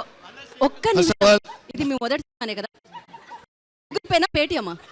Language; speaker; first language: Telugu; native; Telugu